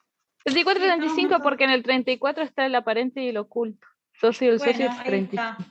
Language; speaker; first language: Spanish; native; Spanish